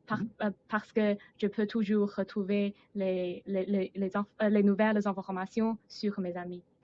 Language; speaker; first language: French; non-native, learner; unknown